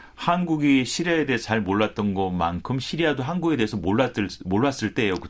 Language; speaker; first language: Korean; native; Korean